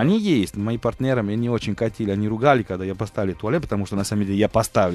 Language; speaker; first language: Russian; non-native, fluent; Italian